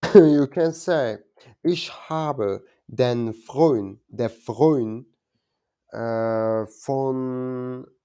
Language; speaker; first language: German; non-native, learner; Kurdish